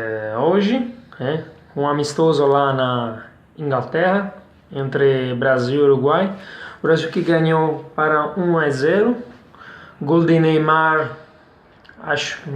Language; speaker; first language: Portuguese; non-native, fluent; Italian